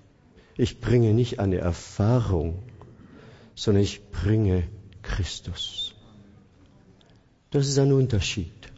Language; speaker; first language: German; non-native, fluent; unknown